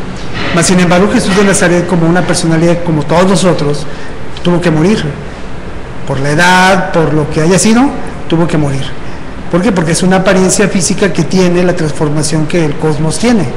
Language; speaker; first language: Spanish; native; Spanish